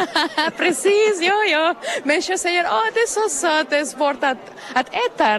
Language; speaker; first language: Swedish; non-native, learner; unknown